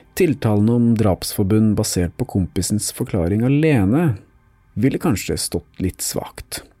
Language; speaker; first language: Norwegian; native; Norwegian